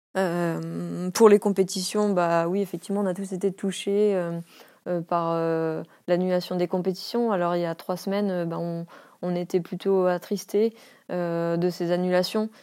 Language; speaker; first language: French; native; French